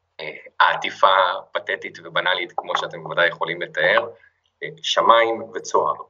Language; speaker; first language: Hebrew; native; Hebrew